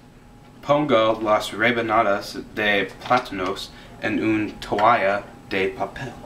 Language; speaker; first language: Spanish; non-native, learner; English